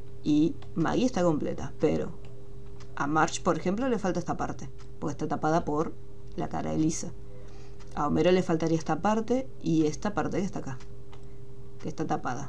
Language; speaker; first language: Spanish; native; Spanish